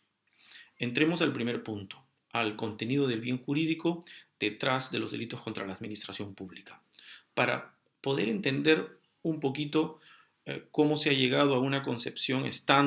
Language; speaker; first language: Spanish; native; Spanish